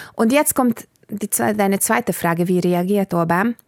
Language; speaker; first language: German; non-native, fluent; Hungarian